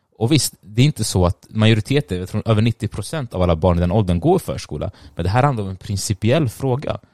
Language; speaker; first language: Swedish; early bilingual, other home language; Tigrinya